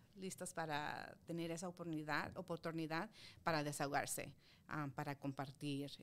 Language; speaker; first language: Spanish; early bilingual, heritage; Spanish